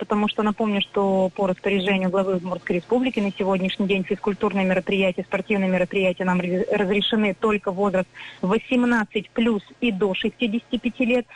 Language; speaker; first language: Russian; native; Russian